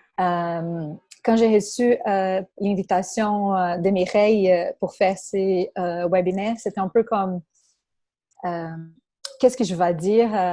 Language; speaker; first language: French; non-native, fluent; Portuguese